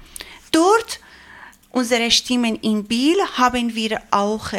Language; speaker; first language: German; non-native, learner; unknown